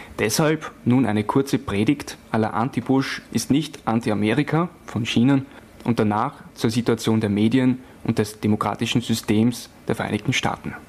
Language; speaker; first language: German; native; German